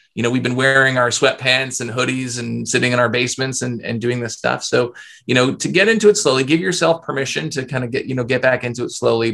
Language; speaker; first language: English; native; English